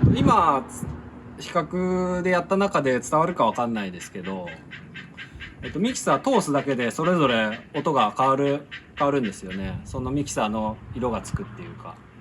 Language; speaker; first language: Japanese; native; Japanese